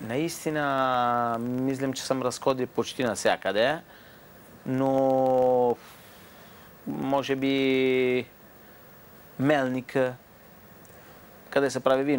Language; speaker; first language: Bulgarian; non-native, fluent; Italian